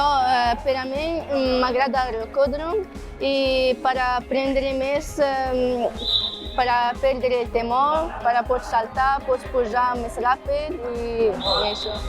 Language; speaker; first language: Catalan; non-native, learner; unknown